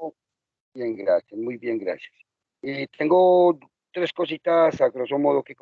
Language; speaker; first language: Spanish; native; Spanish